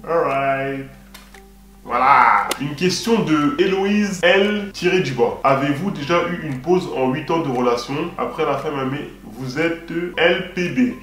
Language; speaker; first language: French; early bilingual, other home language; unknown